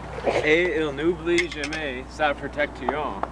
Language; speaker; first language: French; non-native, learner; English